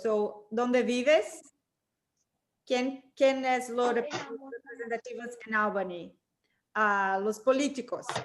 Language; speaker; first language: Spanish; early bilingual, heritage; English